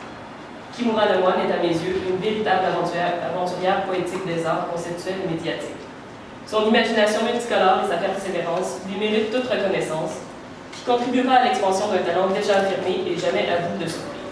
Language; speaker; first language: French; native; French